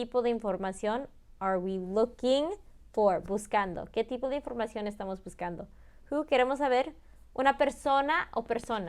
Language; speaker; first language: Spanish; early bilingual, heritage; Spanish